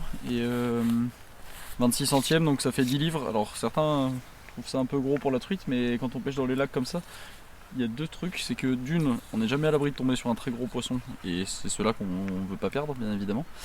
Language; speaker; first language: French; native; French